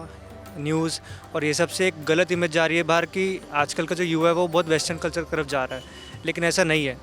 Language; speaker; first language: Hindi; native; Hindi